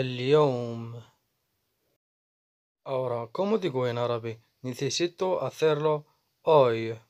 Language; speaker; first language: Spanish; non-native, fluent; Arabic